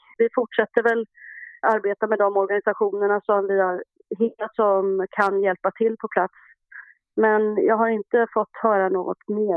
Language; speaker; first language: Swedish; native; Swedish